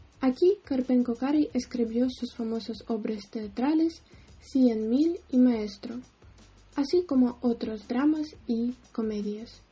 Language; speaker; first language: Spanish; non-native, fluent; Ukrainian